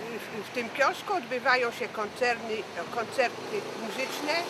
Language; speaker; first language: Polish; early bilingual, heritage; French